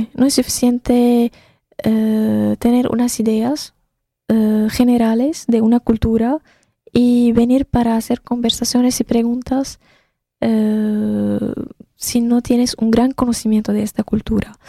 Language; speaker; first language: Spanish; non-native, fluent; Arabic